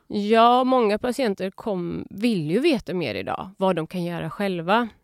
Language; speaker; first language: Swedish; early bilingual, other home language; Persian